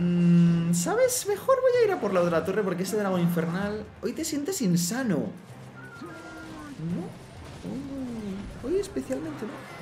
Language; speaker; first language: Spanish; native; Spanish